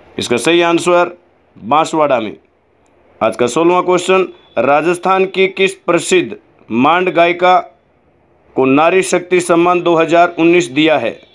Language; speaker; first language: Hindi; native; Hindi